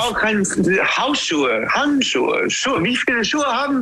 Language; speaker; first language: German; non-native, learner; English